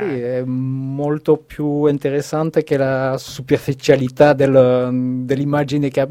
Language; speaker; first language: Italian; non-native, fluent; French